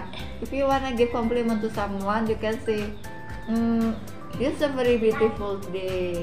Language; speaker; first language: English; non-native, fluent; Indonesian